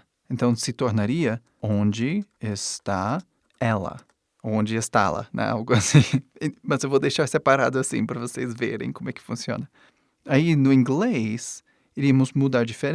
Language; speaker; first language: Portuguese; non-native, fluent; English